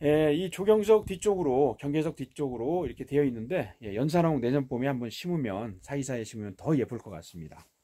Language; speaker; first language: Korean; native; Korean